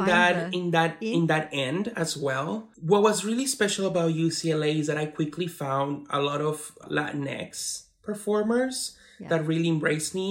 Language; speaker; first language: English; non-native, fluent; Spanish